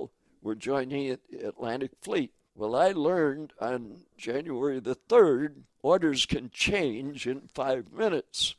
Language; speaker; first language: English; native; English